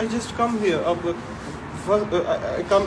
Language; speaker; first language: English; non-native, learner; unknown